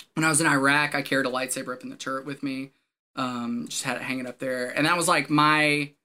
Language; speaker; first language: English; native; English